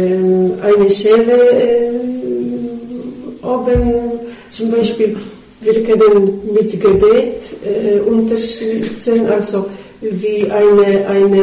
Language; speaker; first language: German; non-native, learner; Polish